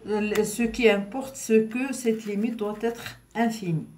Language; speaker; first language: French; non-native, local second language; Arabic